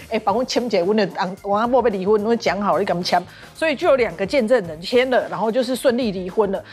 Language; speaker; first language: Chinese; native; Chinese